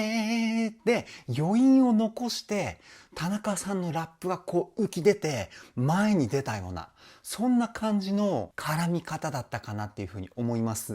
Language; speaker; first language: Japanese; native; Japanese